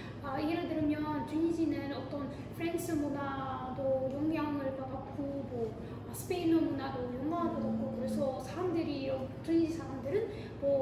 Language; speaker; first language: Korean; non-native, fluent; Arabic